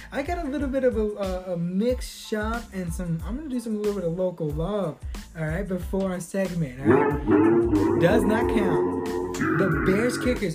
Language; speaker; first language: English; early bilingual, other home language; Spanish